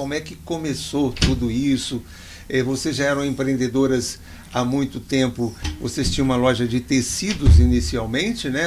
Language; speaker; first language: Portuguese; native; Portuguese